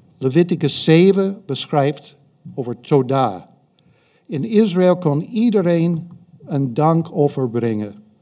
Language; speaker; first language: Dutch; non-native, fluent; English